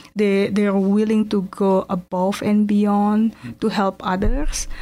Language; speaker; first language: English; non-native, fluent; Indonesian